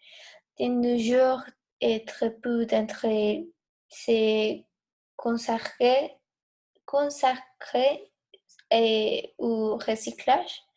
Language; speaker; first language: French; non-native, learner; Spanish